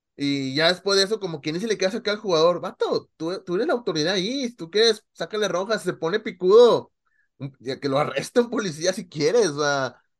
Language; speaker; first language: Spanish; native; Spanish